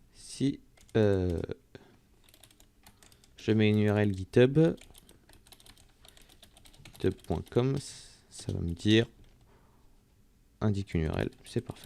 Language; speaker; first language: French; native; French